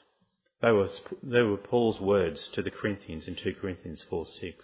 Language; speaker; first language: English; native; English